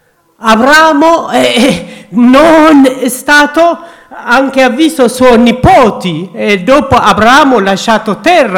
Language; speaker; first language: Italian; non-native, learner; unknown